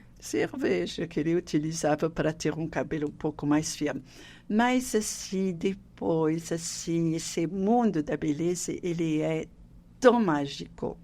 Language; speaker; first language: Portuguese; non-native, fluent; French